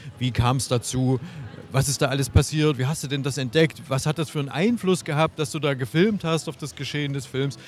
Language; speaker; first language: German; native; German